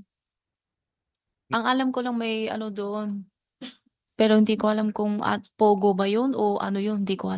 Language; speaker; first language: Filipino; non-native, learner; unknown